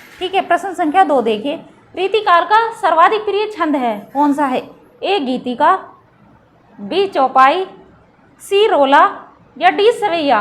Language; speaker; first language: Hindi; native; Hindi